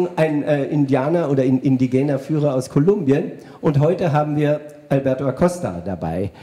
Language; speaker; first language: German; native; German